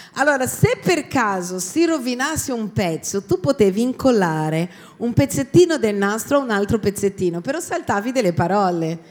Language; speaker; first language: Italian; non-native, fluent; Portuguese